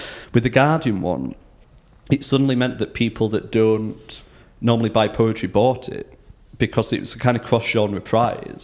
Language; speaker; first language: English; native; English